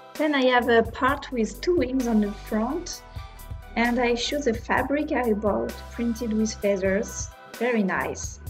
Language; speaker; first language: English; non-native, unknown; French